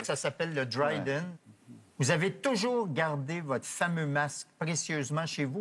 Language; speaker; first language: French; native; French